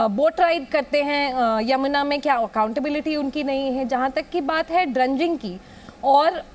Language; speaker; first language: Hindi; native; Hindi